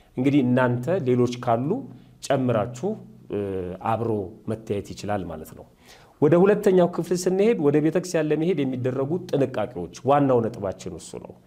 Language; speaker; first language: Amharic; native; Amharic